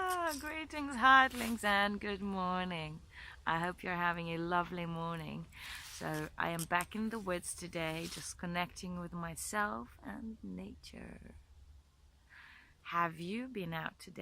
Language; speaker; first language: English; non-native, fluent; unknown